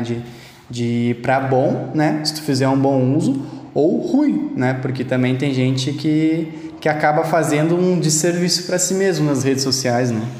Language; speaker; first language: Portuguese; native; Portuguese